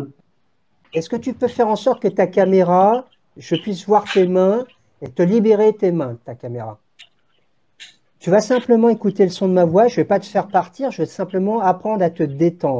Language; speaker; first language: French; native; French